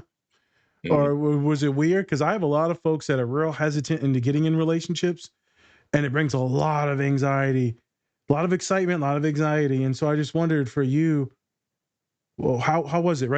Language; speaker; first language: English; native; English